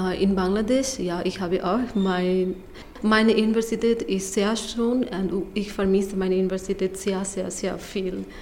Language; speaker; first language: German; non-native, learner; Bangla